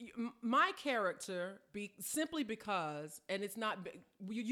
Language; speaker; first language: English; native; English